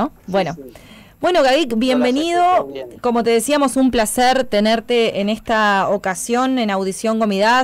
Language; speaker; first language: Spanish; native; Spanish